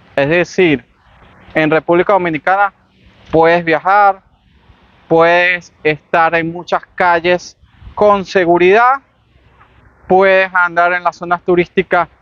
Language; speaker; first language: Spanish; native; Spanish